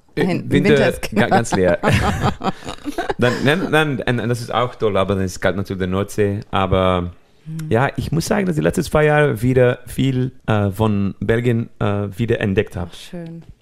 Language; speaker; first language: German; non-native, fluent; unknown